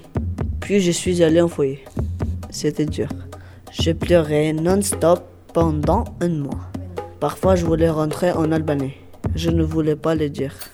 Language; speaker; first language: French; non-native, learner; Albanian